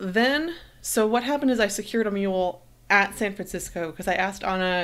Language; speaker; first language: English; native; English